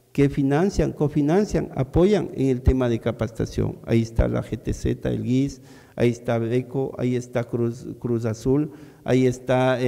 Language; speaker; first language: Spanish; native; Spanish